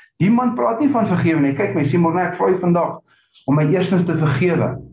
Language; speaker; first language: Afrikaans; early bilingual, heritage; Afrikaans